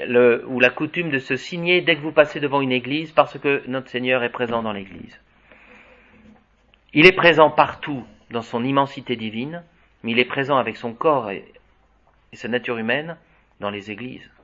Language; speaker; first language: French; native; French